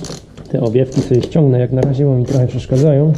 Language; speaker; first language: Polish; native; Polish